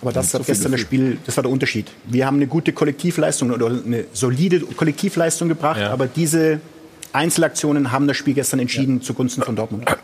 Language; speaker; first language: German; native; German